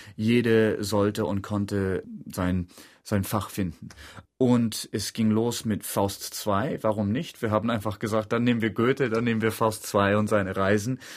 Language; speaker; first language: German; non-native, fluent; English